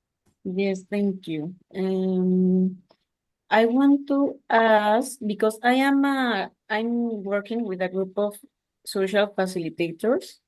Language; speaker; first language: English; non-native, learner; Spanish